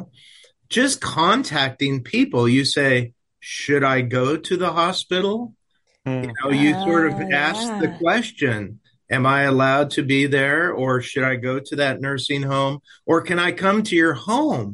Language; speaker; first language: English; native; English